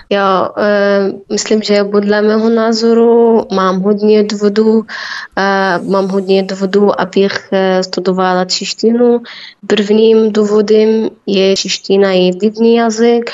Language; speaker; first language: Czech; non-native, learner; Arabic